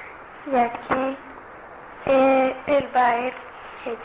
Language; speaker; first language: Spanish; non-native, learner; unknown